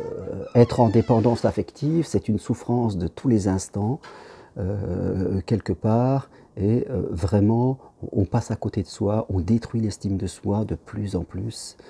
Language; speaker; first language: French; native; French